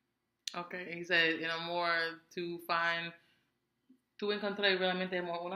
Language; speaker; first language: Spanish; non-native, learner; English